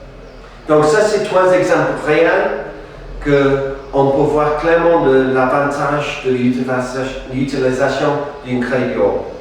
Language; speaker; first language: French; non-native, fluent; English